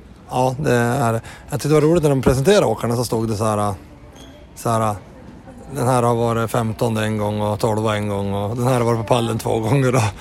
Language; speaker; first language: Swedish; native; Swedish